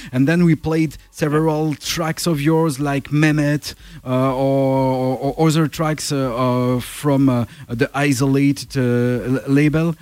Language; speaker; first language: English; non-native, learner; French